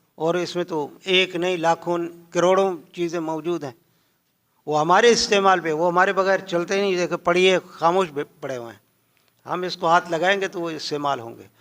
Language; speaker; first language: Urdu; native; Urdu